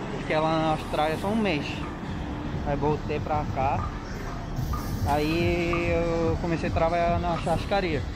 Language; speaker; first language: Portuguese; non-native, fluent; Japanese